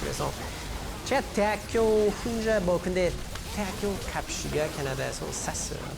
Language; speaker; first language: Korean; non-native, fluent; English